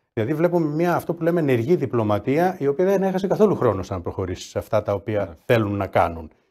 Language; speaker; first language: Greek; native; Greek